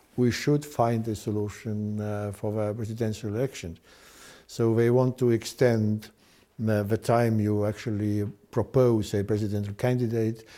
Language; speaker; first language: English; non-native, fluent; Estonian